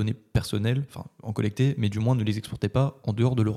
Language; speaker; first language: French; native; French